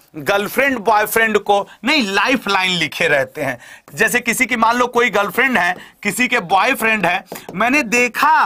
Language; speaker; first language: Hindi; native; Hindi